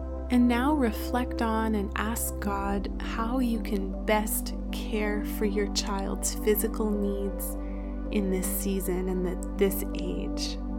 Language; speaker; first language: English; native; English